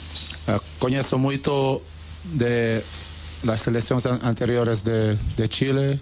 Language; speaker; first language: Spanish; non-native, learner; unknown